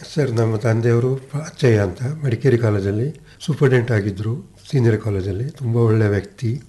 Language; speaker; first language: Kannada; non-native, local second language; Kodava